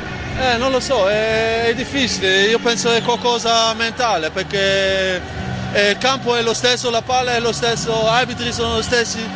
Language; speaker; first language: Italian; non-native, fluent; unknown